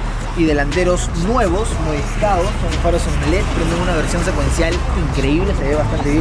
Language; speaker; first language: Spanish; native; Spanish